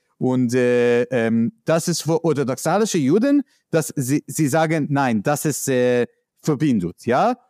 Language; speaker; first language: German; non-native, learner; English